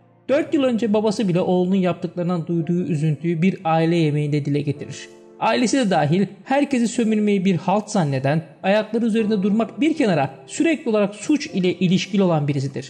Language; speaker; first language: Turkish; native; Turkish